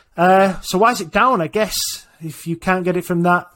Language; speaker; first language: English; native; English